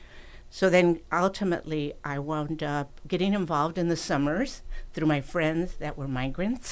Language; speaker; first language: English; native; English